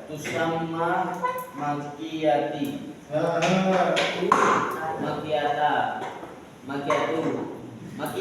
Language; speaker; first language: Arabic; non-native, learner; Indonesian